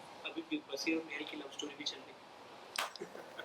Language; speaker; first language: Hindi; native; Hindi